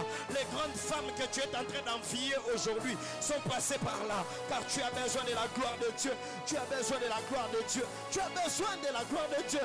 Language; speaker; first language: French; non-native, local second language; Lingala